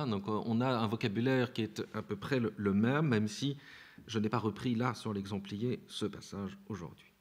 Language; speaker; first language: French; native; French